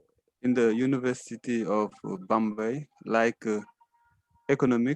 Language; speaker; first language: English; non-native, learner; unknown